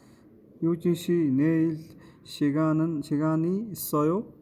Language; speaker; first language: Korean; non-native, fluent; Mongolian